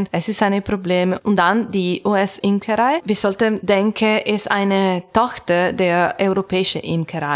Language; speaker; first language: German; non-native, learner; Italian